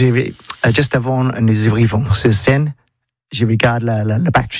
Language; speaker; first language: French; non-native, learner; English